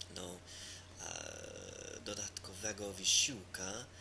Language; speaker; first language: Polish; non-native, learner; English